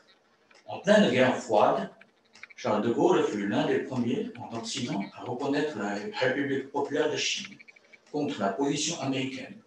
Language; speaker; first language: French; non-native, fluent; Chinese